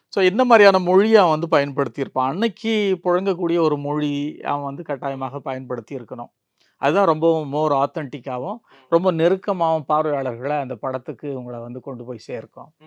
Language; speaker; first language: Tamil; native; Tamil